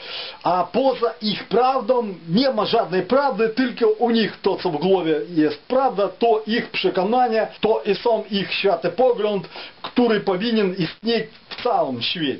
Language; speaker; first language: Polish; non-native, fluent; Ukrainian